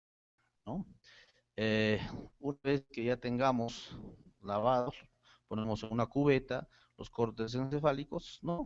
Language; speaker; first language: Spanish; native; Spanish